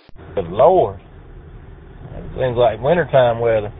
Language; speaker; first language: English; native; English